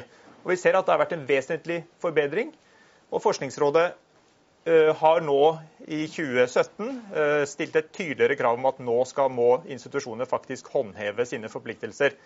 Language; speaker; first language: Norwegian; native; Norwegian